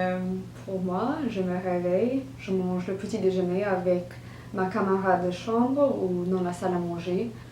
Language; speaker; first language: French; non-native, fluent; English